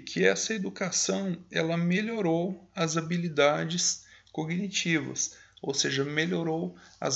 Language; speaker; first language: Portuguese; native; Portuguese